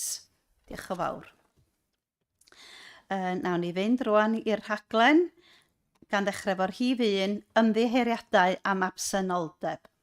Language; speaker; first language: Welsh; native; Welsh